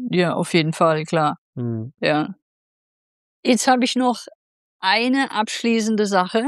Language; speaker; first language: German; native; German